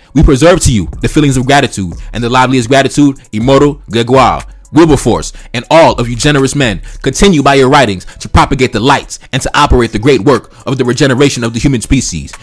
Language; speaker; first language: English; early bilingual, other home language; Haitian Creole